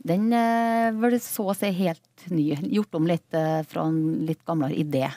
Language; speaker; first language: Norwegian; native; Norwegian